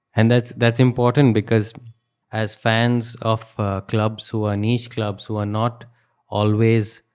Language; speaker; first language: English; non-native, learner; Indonesian